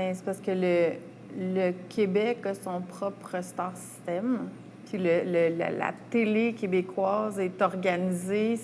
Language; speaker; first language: French; native; French